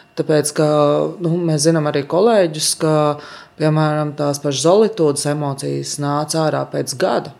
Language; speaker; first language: Latvian; native; Latvian